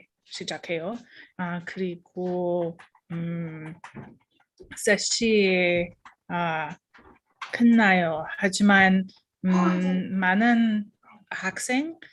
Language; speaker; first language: Korean; non-native, learner; English